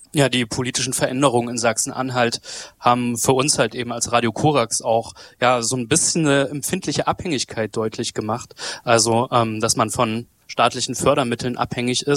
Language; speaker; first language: German; native; German